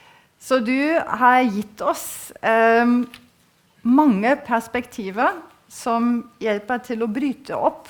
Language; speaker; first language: Norwegian; non-native, fluent; German